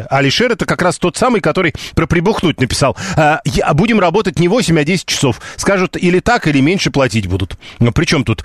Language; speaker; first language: Russian; native; Russian